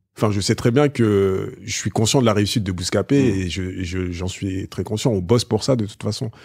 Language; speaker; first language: French; native; French